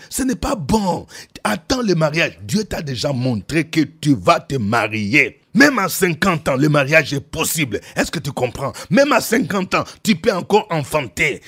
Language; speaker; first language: French; non-native, local second language; Lingala